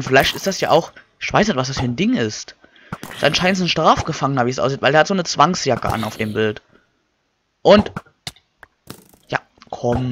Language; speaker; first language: German; native; German